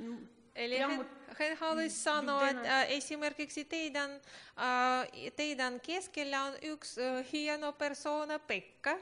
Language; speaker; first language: Finnish; non-native, learner; Ukrainian